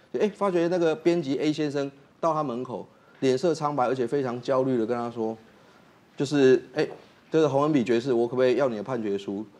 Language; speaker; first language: Chinese; native; Chinese